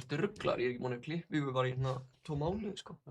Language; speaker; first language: Icelandic; native; Icelandic